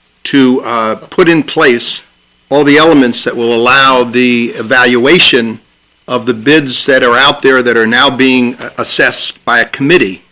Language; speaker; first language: English; native; English